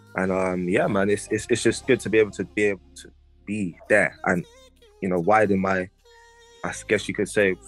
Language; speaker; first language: English; native; English